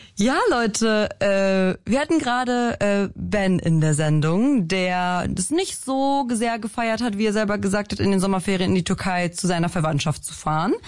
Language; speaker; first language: German; early bilingual, other home language; Polish